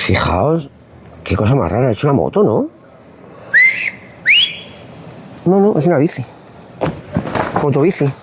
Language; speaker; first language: Spanish; native; Spanish